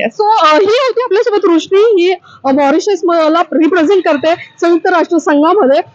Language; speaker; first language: Marathi; native; Marathi